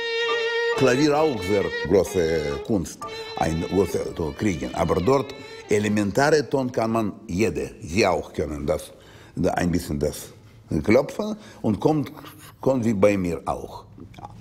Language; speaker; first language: German; non-native, learner; Russian